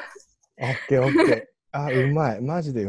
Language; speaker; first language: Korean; non-native, fluent; Japanese